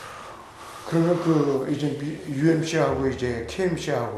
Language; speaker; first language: Korean; native; Korean